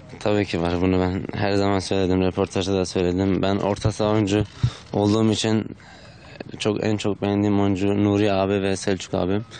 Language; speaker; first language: Turkish; early bilingual, heritage; Turkish